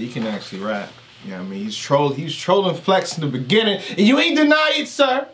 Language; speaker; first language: English; native; English